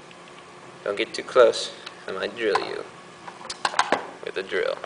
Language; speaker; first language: English; native; English